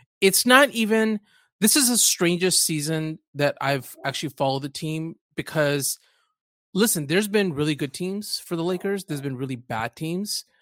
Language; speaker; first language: English; early bilingual, other home language; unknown